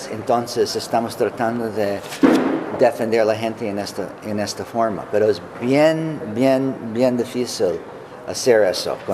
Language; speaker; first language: Spanish; non-native, fluent; English